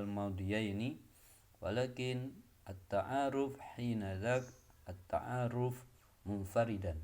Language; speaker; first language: Arabic; non-native, fluent; Indonesian